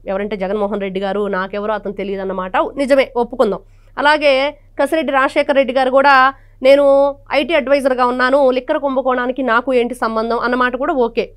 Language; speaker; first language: Telugu; native; Telugu